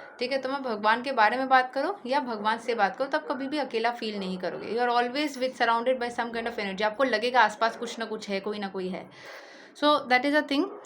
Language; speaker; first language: Hindi; non-native, local second language; Bangla